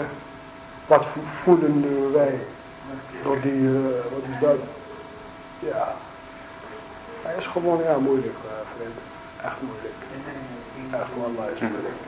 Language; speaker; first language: Dutch; non-native, learner; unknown